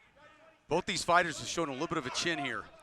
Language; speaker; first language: English; native; English